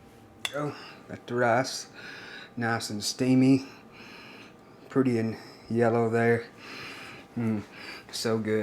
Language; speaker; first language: English; native; English